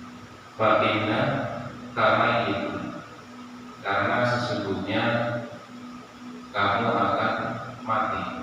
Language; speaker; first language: Indonesian; non-native, local second language; Javanese